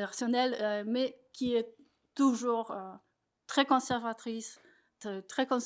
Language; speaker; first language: French; non-native, fluent; Polish